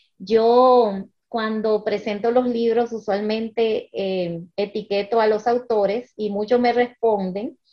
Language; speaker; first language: Spanish; early bilingual, heritage; Spanish